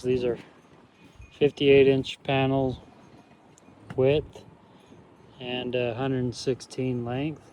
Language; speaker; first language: English; native; English